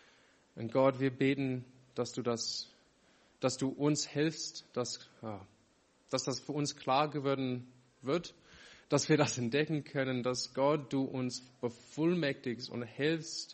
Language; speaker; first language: German; non-native, fluent; English